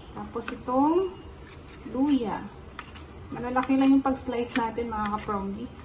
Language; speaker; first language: Filipino; non-native, local second language; Cebuano